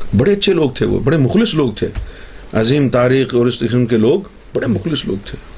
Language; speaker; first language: Urdu; native; Urdu